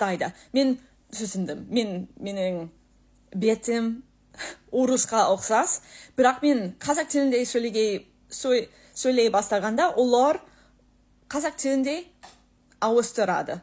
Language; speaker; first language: Kazakh; non-native, learner; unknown